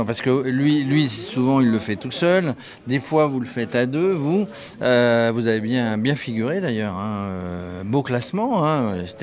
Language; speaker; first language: French; native; French